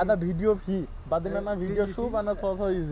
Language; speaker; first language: Arabic; non-native, learner; Bangla